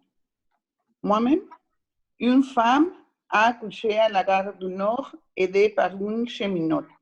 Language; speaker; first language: French; non-native, learner; Spanish